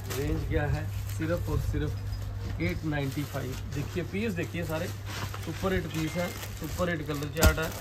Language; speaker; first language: Hindi; non-native, local second language; Punjabi